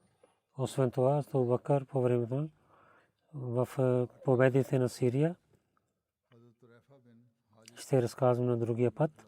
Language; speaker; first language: Bulgarian; non-native, learner; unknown